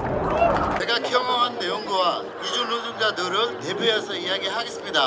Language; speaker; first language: Korean; non-native, fluent; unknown